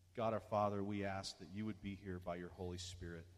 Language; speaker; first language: English; native; English